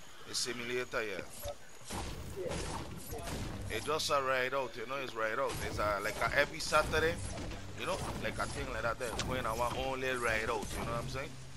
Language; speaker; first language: English; early bilingual, other home language; Spanish